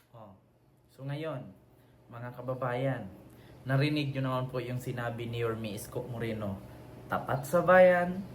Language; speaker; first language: Filipino; native; Filipino